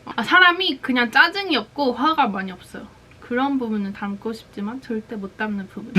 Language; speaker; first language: Korean; native; Korean